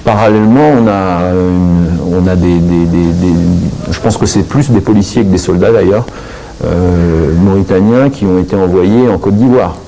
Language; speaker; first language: French; native; French